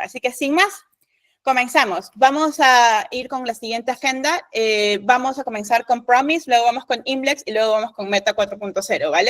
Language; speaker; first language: Spanish; native; Spanish